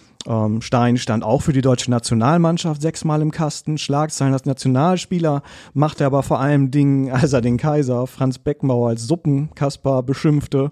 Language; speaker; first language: German; native; German